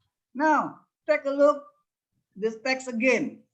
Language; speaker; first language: English; non-native, learner; Indonesian